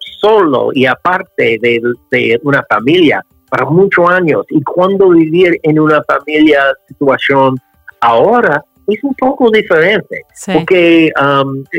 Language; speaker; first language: Spanish; non-native, learner; English